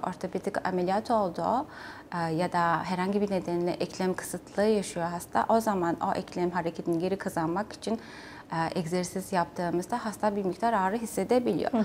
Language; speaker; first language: Turkish; non-native, fluent; Mongolian